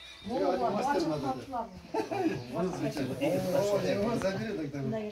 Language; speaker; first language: Russian; non-native, learner; Kyrgyz